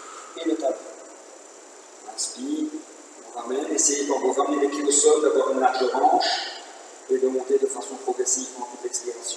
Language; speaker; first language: French; native; French